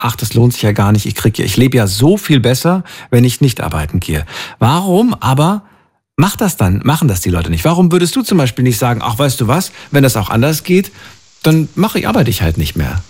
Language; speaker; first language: German; native; German